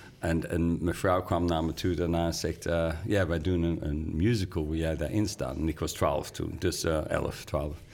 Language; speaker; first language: Dutch; non-native, fluent; English